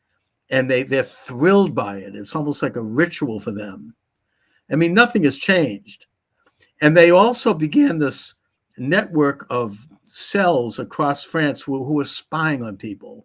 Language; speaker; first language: English; native; English